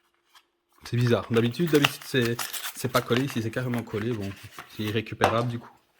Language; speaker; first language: French; native; French